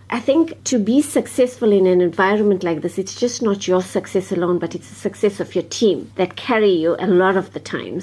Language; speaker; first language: English; native; English